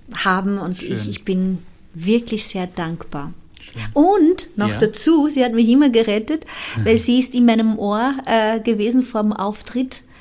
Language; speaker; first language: German; non-native, fluent; Portuguese